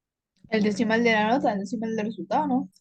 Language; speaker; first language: Spanish; native; Spanish